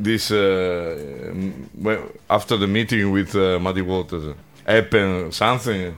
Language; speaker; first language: English; non-native, learner; Italian